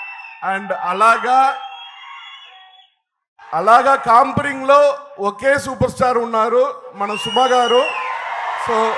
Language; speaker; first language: Telugu; non-native, learner; Tamil